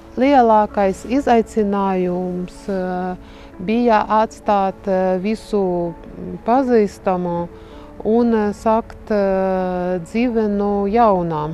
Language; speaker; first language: Latvian; non-native, learner; Ukrainian